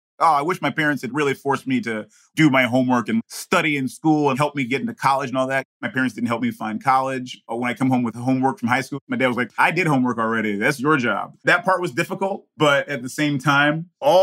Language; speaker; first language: English; native; English